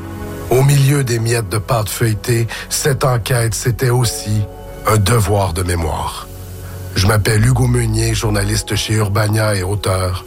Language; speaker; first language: French; native; French